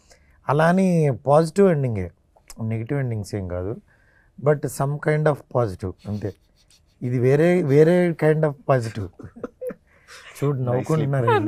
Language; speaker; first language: Telugu; native; Telugu